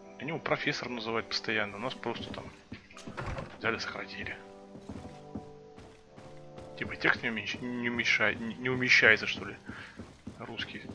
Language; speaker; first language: Russian; native; Russian